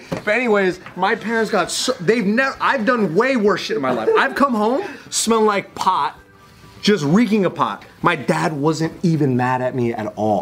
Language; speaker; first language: English; native; English